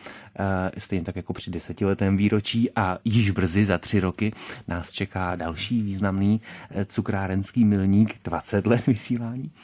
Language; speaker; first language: Czech; native; Czech